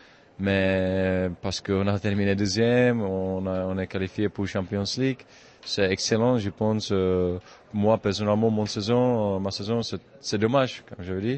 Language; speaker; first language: French; non-native, fluent; Czech